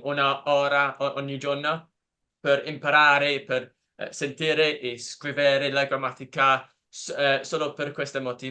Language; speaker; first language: Italian; non-native, learner; English